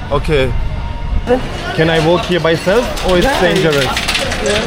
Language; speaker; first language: English; non-native, learner; Turkish